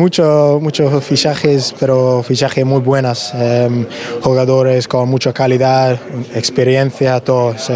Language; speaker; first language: Spanish; non-native, learner; English